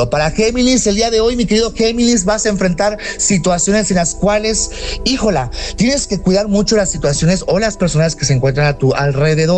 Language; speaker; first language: Spanish; native; Spanish